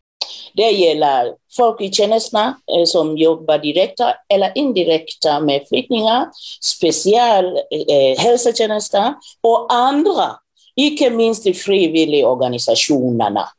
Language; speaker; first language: Norwegian; non-native, fluent; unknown